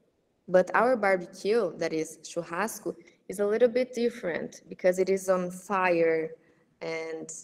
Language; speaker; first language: English; non-native, fluent; Portuguese